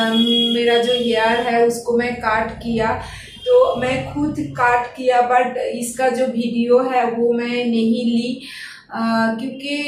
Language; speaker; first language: Hindi; non-native, local second language; Bangla